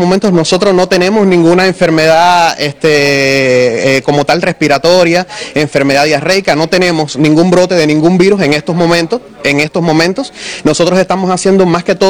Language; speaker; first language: Spanish; native; Spanish